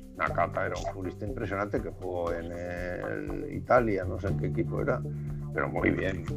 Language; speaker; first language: Spanish; native; Spanish